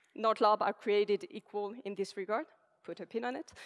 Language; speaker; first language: English; non-native, fluent; French